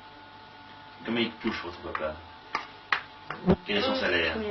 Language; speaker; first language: French; native; French